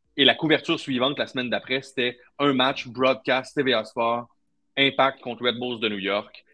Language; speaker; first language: French; native; French